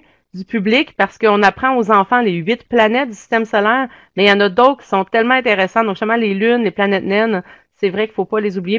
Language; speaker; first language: French; native; French